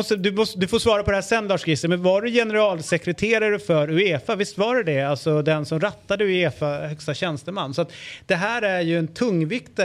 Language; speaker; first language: Swedish; native; Swedish